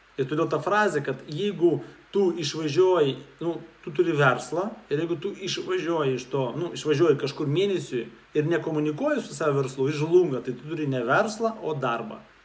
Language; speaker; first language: Lithuanian; non-native, local second language; Russian